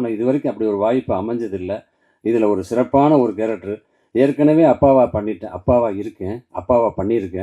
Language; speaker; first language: Tamil; native; Tamil